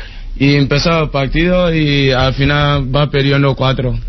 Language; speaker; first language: Spanish; non-native, learner; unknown